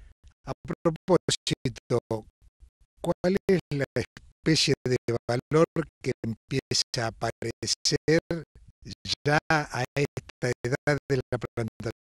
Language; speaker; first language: Spanish; native; Spanish